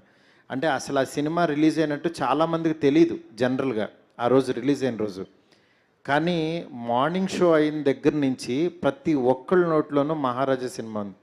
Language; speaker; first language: Telugu; native; Telugu